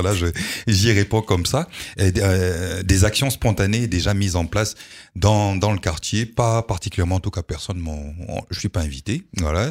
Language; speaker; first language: French; native; French